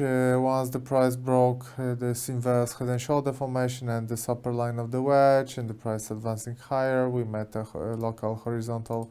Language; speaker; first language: English; non-native, fluent; Polish